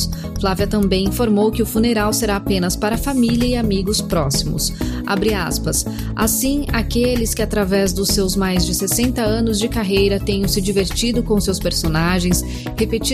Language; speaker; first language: Portuguese; native; Portuguese